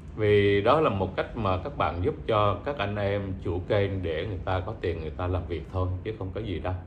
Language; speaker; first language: Vietnamese; native; Vietnamese